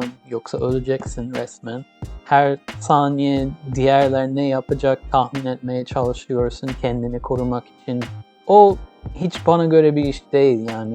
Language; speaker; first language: Turkish; early bilingual, heritage; English